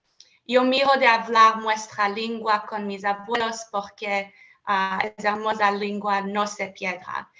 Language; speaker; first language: Spanish; non-native, learner; English